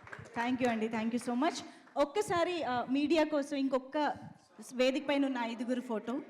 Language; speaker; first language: Telugu; native; Telugu